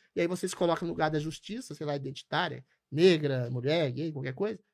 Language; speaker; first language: Portuguese; native; Portuguese